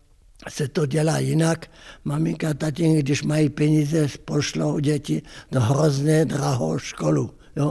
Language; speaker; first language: Czech; non-native, fluent; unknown